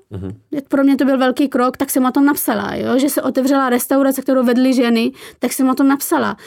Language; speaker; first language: Czech; early bilingual, other home language; Persian